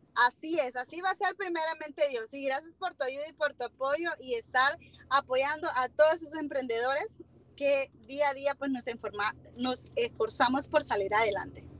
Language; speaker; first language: Spanish; native; Spanish